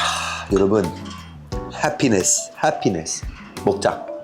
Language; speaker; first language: Korean; non-native, fluent; French